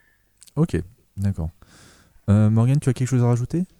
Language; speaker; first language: French; native; French